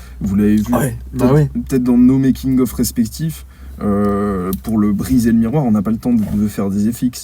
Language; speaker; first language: French; native; French